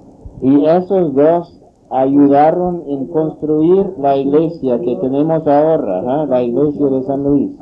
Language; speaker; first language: Spanish; non-native, fluent; English